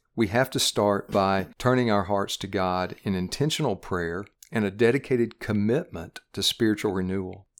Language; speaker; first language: English; native; English